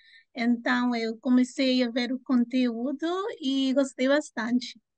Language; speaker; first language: Portuguese; non-native, fluent; Spanish